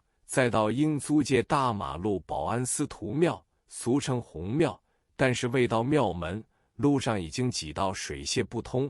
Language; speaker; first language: Chinese; native; Chinese